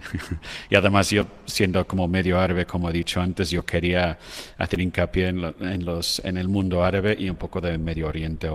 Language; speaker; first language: Spanish; non-native, fluent; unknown